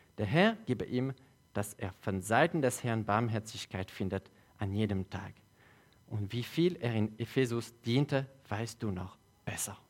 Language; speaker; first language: German; non-native, local second language; French